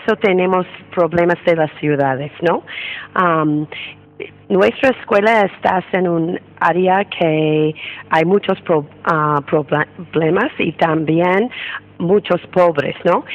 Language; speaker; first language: Spanish; non-native, fluent; English